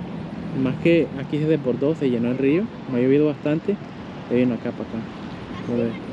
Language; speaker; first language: Spanish; native; Spanish